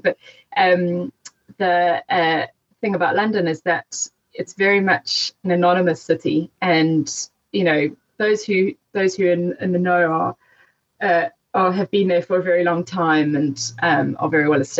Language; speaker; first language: English; native; English